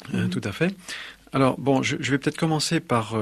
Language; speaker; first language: French; native; French